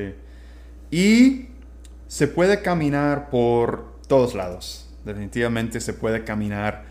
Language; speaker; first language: Spanish; non-native, fluent; English